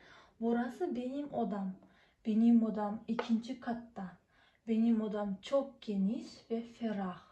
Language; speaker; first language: Turkish; non-native, fluent; Kazakh